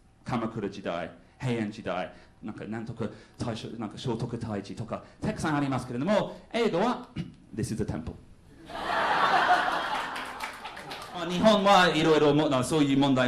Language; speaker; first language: Japanese; non-native, fluent; English